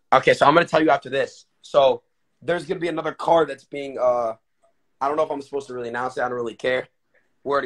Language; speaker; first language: English; native; English